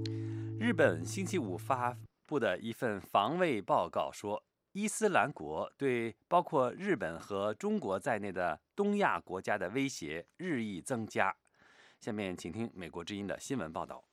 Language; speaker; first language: Chinese; native; Chinese